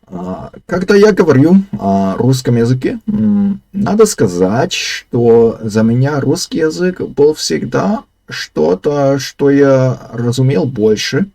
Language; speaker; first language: Russian; non-native, learner; Slovak